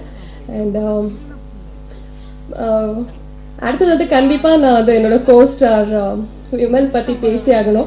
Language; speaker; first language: Tamil; non-native, local second language; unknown